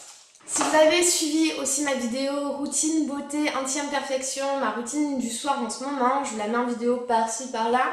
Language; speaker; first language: French; native; French